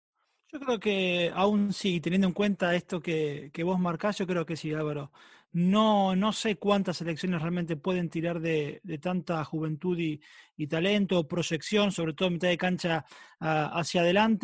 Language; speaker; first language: Spanish; native; Spanish